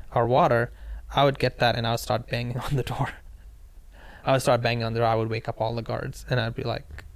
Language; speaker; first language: English; non-native, local second language; Pashto